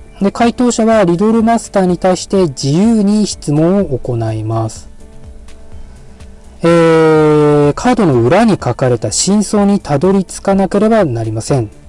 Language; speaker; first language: Japanese; native; Japanese